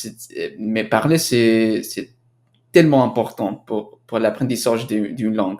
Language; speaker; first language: French; non-native, learner; Spanish